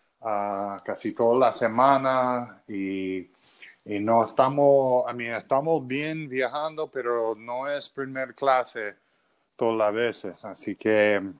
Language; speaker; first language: Spanish; early bilingual, other home language; English